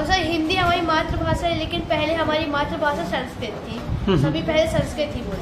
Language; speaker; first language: Hindi; native; Hindi